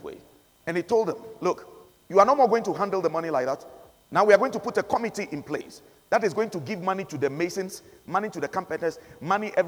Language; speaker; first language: English; non-native, local second language; Akan